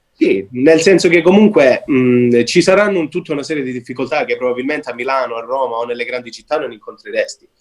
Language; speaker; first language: Italian; native; Italian